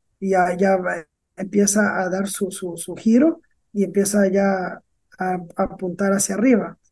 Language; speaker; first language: Spanish; native; Spanish